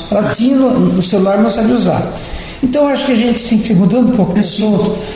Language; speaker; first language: Portuguese; native; Portuguese